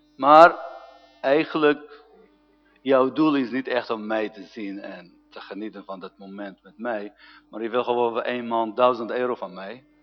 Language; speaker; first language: Dutch; non-native, fluent; Arabic